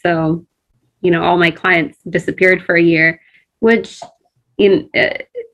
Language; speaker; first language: English; early bilingual, other home language; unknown